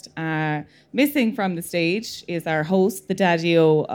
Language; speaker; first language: English; native; English